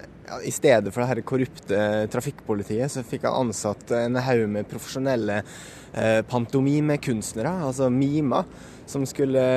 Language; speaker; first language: Norwegian; native; Norwegian